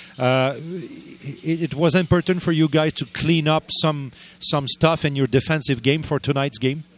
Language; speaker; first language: English; non-native, fluent; French